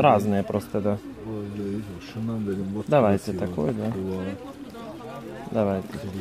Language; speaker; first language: Russian; native; Russian